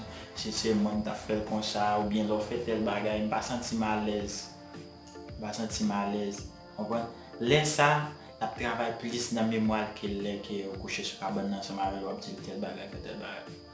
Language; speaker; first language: French; non-native, learner; Haitian Creole